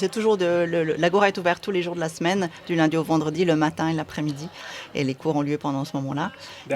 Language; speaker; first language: French; native; French